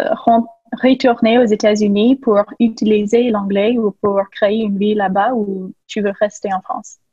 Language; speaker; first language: French; non-native, fluent; English